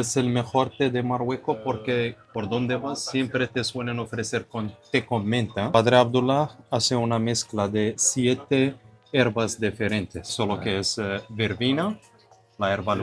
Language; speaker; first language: Spanish; non-native, fluent; Arabic